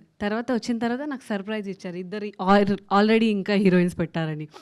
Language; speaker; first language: Telugu; non-native, local second language; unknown